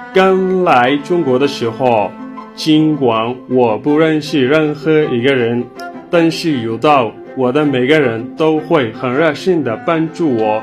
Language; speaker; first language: Chinese; non-native, learner; Somali